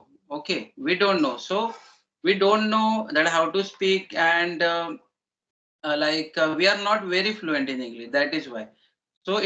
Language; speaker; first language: English; non-native, learner; Marathi